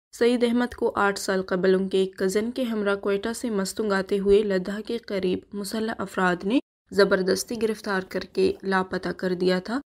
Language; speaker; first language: Urdu; non-native, local second language; Baluchi